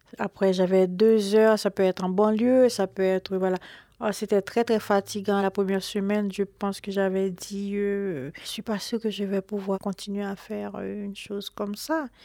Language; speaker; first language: French; non-native, local second language; Haitian Creole